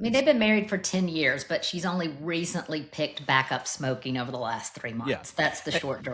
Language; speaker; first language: English; native; English